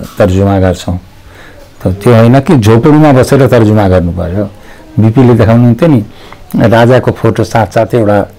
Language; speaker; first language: Nepali; native; Nepali